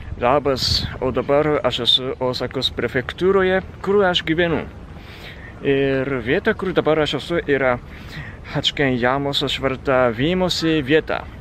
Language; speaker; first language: Lithuanian; non-native, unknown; Japanese